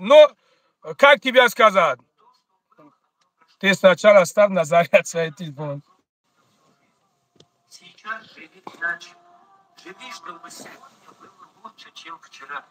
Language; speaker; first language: Russian; non-native, learner; Tajik